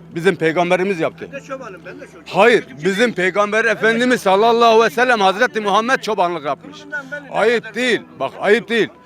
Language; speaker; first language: Turkish; non-native, local second language; Kurdish